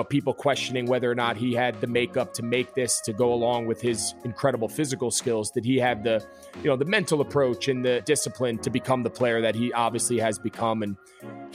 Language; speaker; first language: English; native; English